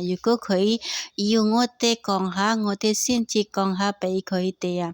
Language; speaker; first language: Cantonese; non-native, learner; Indonesian